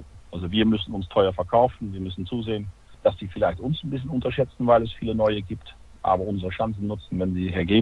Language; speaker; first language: German; native; German